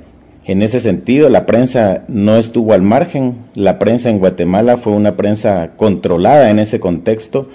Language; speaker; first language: Spanish; native; Spanish